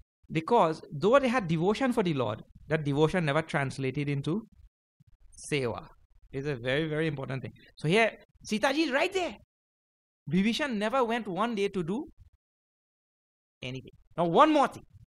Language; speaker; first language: English; early bilingual, other home language; Hindi